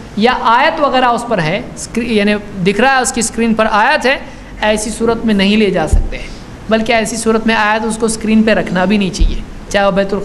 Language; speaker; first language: Urdu; native; Urdu